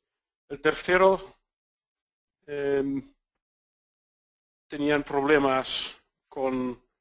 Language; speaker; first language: Spanish; non-native, fluent; Dutch